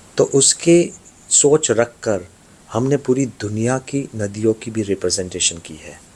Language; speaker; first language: Hindi; non-native, fluent; Gujarati